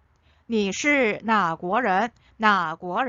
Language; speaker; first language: Chinese; non-native, fluent; Korean